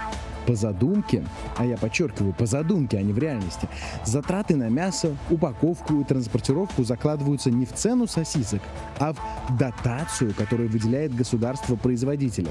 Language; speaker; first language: Russian; native; Russian